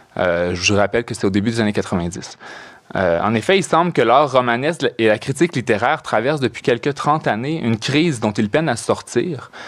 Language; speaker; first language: French; native; French